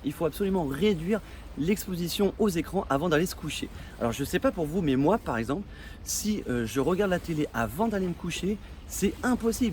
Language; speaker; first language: French; native; French